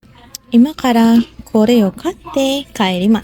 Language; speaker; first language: Japanese; non-native, learner; Sinhala